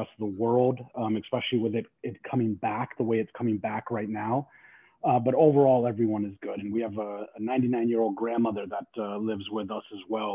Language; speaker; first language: English; native; English